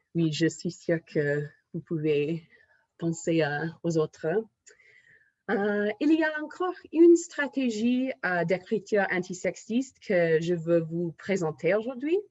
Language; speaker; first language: French; non-native, fluent; English